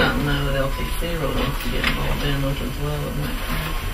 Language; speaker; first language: English; native; English